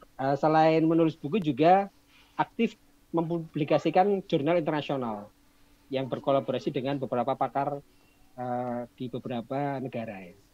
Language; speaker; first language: Indonesian; native; Indonesian